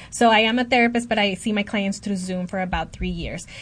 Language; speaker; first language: English; early bilingual, other home language; Spanish